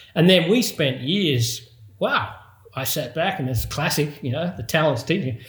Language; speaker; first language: English; native; English